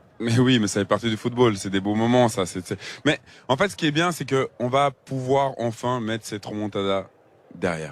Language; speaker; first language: French; native; French